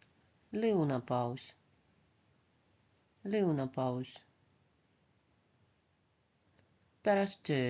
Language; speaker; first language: Estonian; non-native, local second language; Russian